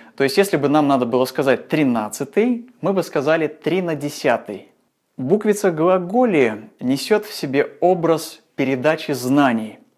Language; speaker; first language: Russian; native; Russian